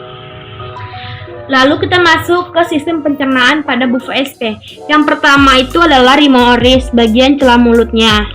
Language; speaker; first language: Indonesian; native; Indonesian